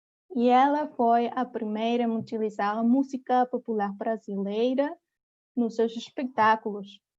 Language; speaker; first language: Portuguese; non-native, fluent; Spanish